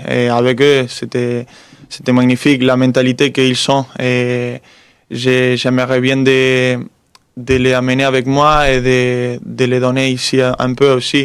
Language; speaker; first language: French; non-native, fluent; Spanish